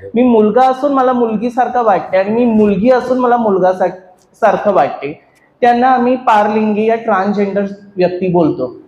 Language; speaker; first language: Marathi; non-native, local second language; Hindi